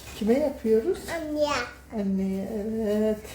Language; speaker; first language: Turkish; early bilingual, heritage; Turkish